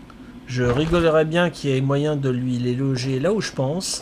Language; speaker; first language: French; native; French